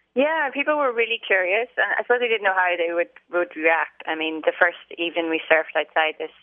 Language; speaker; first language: English; native; English